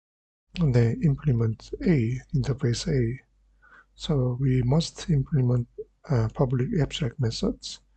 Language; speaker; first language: English; non-native, fluent; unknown